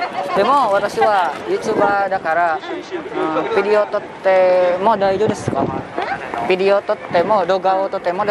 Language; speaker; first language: Japanese; non-native, learner; Indonesian